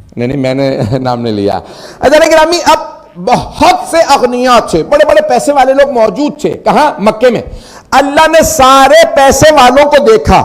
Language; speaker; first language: Urdu; native; Urdu